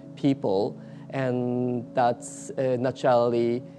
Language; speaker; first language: English; non-native, learner; Japanese